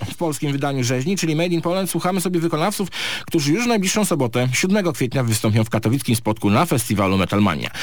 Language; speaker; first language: Polish; native; Polish